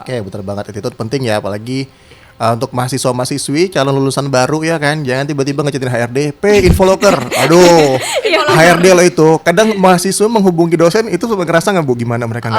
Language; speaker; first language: Indonesian; native; Indonesian